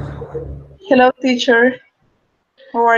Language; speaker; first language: English; non-native, learner; Spanish